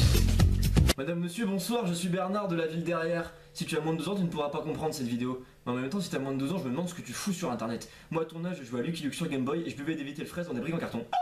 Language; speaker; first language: French; native; French